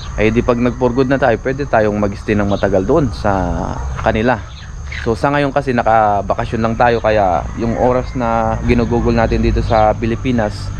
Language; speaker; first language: Filipino; non-native, local second language; Iloko